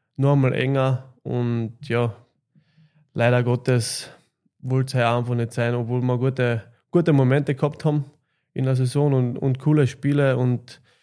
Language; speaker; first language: German; native; German